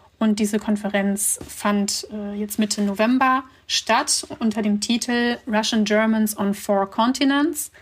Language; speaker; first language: German; early bilingual, other home language; Russian